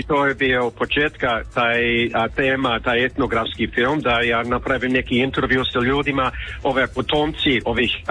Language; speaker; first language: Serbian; early bilingual, heritage; English